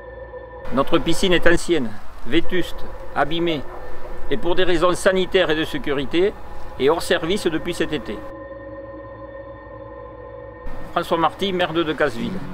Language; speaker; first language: French; native; French